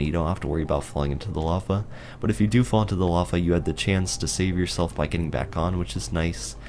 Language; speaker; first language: English; native; English